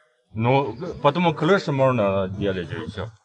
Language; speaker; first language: Russian; non-native, learner; Chinese